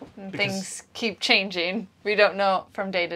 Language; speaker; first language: English; native; English